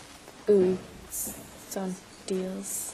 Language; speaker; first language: French; non-native, learner; English